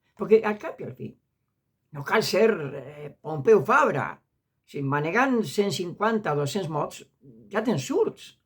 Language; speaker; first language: Catalan; non-native, fluent; Spanish